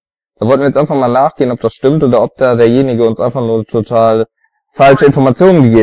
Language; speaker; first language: German; native; German